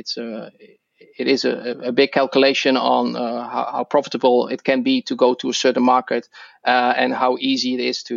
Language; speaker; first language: English; non-native, fluent; Dutch